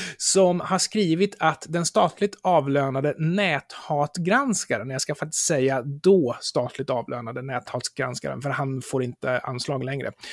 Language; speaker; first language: Swedish; native; Swedish